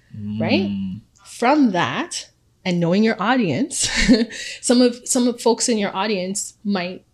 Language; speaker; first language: English; early bilingual, other home language; Akan